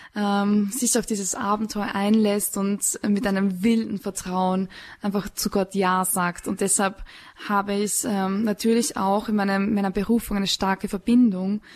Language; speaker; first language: German; native; German